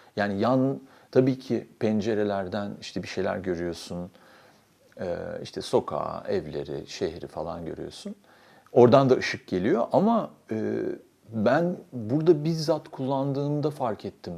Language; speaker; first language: Turkish; native; Turkish